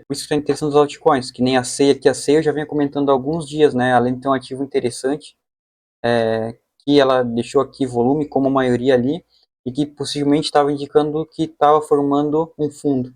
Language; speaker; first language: Portuguese; native; Portuguese